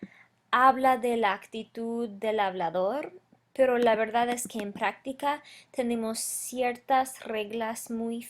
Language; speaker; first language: Spanish; non-native, fluent; English